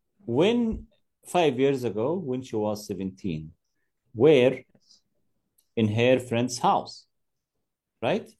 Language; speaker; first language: English; non-native, fluent; Arabic